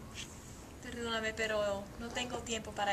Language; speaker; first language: Spanish; non-native, learner; English